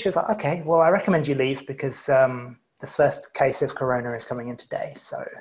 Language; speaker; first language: English; native; English